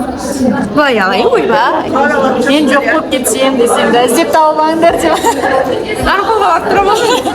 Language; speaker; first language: Kazakh; native; Kazakh